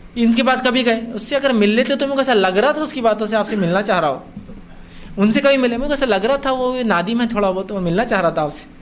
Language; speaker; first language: Urdu; native; Urdu